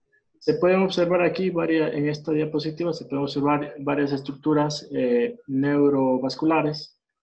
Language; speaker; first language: Spanish; native; Spanish